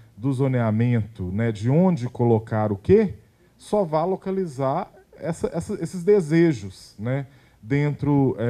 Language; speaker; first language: Portuguese; native; Portuguese